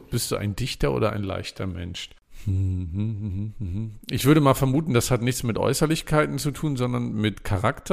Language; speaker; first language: German; native; German